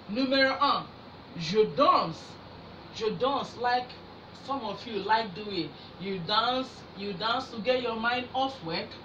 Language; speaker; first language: English; non-native, local second language; Igbo